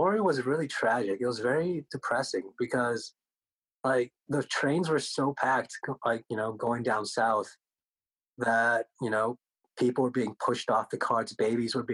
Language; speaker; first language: English; early bilingual, other home language; Korean